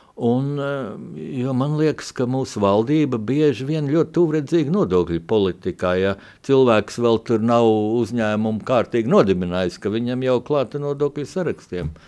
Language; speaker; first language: Latvian; native; Latvian